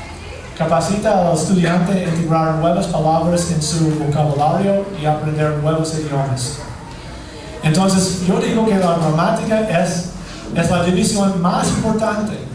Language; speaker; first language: Spanish; non-native, fluent; English